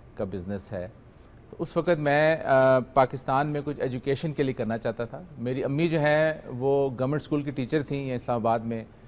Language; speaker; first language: Urdu; native; Urdu